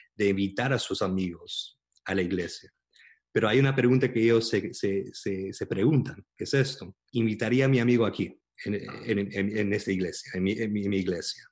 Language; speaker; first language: Spanish; early bilingual, heritage; Spanish